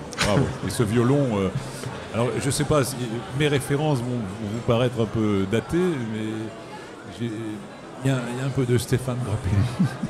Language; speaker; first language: French; native; French